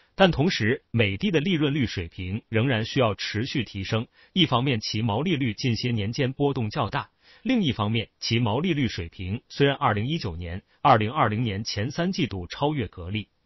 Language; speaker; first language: Chinese; native; Chinese